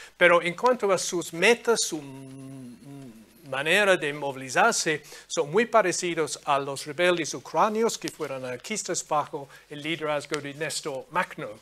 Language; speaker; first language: Spanish; non-native, fluent; English